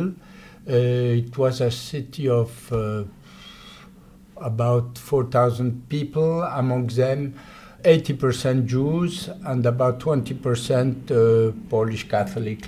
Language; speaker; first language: English; non-native, fluent; Polish